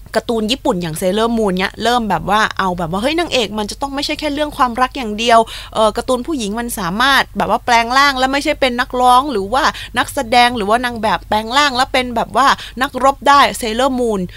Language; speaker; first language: Thai; non-native, fluent; Japanese